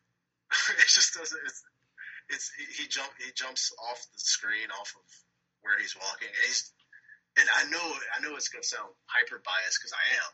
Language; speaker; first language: English; native; English